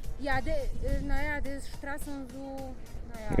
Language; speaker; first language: German; non-native, learner; Polish